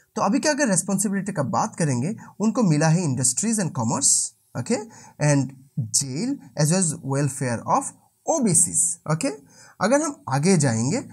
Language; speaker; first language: Hindi; non-native, local second language; Bangla